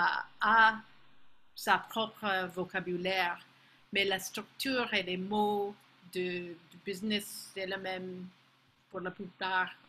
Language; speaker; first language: French; non-native, fluent; English